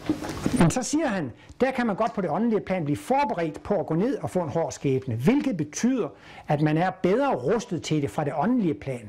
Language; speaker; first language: Danish; native; Danish